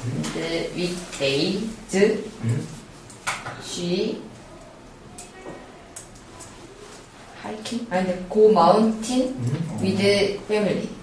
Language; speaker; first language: English; non-native, learner; Korean